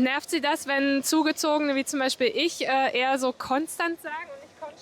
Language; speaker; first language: German; native; German